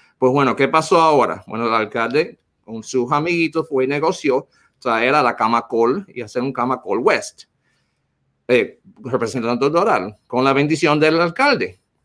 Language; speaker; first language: Spanish; early bilingual, heritage; Spanish